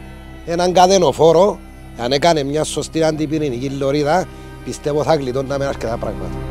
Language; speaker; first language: Greek; native; Greek